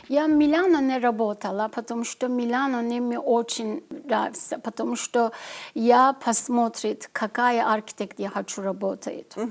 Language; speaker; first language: Russian; non-native, learner; Turkish